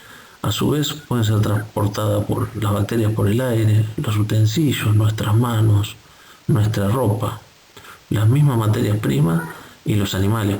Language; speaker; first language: Spanish; native; Spanish